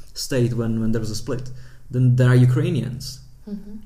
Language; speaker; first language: English; early bilingual, heritage; Czech